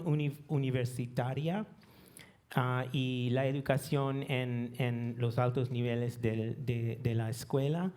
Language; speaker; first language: Spanish; non-native, learner; English